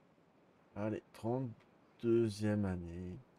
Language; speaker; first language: French; native; French